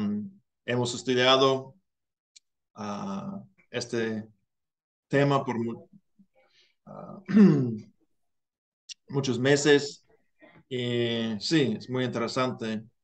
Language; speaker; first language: Spanish; non-native, learner; English